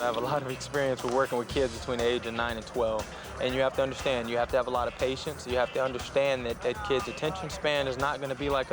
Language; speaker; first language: English; native; English